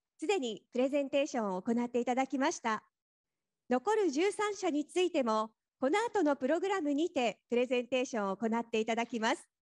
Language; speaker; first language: Japanese; native; Japanese